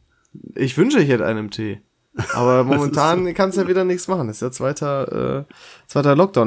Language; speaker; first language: German; native; German